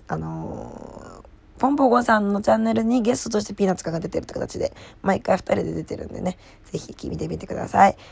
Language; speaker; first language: Japanese; native; Japanese